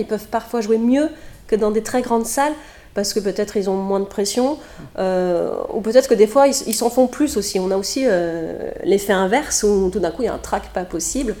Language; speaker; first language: French; native; French